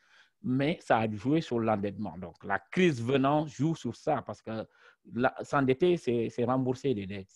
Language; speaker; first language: French; non-native, local second language; Wolof